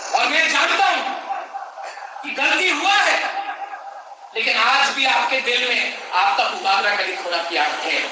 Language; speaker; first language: Hindi; non-native, local second language; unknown